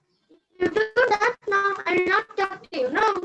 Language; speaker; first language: English; non-native, learner; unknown